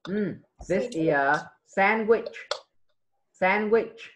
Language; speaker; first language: English; non-native, fluent; Vietnamese